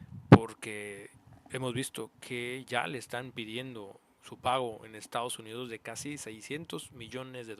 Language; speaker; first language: Spanish; native; Spanish